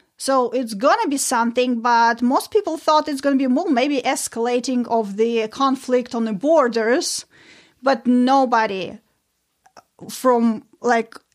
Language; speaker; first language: English; non-native, fluent; Ukrainian